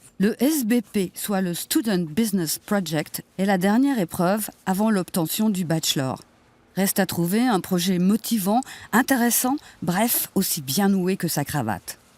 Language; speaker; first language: French; native; French